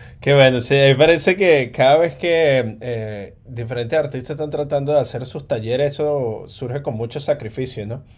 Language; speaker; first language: Spanish; native; Spanish